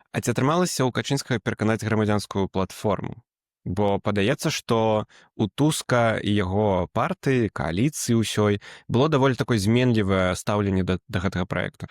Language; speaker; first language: Belarusian; native; Belarusian